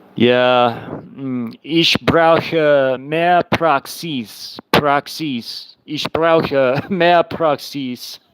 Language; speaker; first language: German; non-native, learner; English